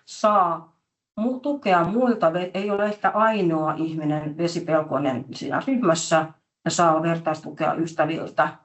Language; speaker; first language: Finnish; native; Finnish